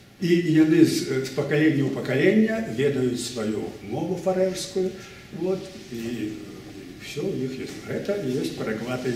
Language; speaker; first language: Belarusian; native; Belarusian